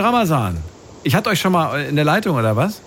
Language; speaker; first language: German; native; German